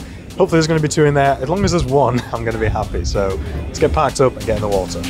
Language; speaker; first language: English; native; English